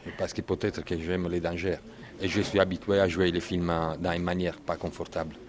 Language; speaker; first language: French; non-native, learner; Italian